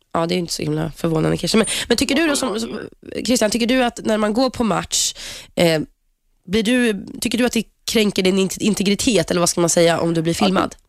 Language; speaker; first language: Swedish; native; Swedish